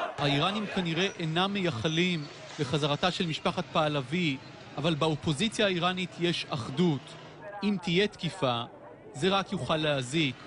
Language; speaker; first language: Hebrew; native; Hebrew